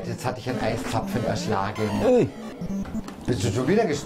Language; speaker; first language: German; native; German